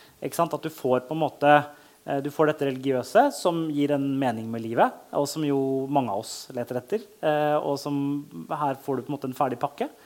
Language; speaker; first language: Norwegian; native; Norwegian